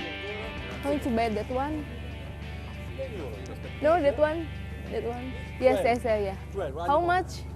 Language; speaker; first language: English; non-native, learner; Indonesian